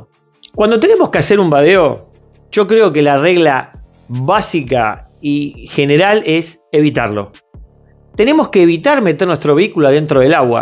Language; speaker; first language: Spanish; native; Spanish